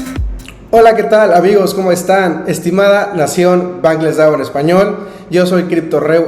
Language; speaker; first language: Spanish; native; Spanish